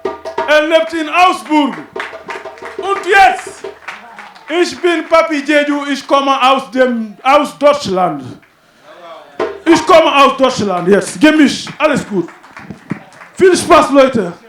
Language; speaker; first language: German; non-native, fluent; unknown